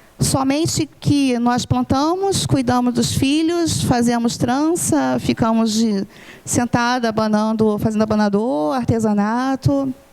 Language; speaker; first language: Portuguese; non-native, fluent; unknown